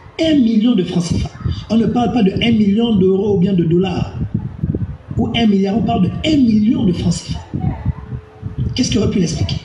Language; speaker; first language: French; native; French